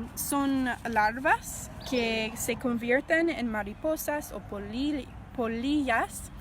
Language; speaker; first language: Spanish; non-native, learner; English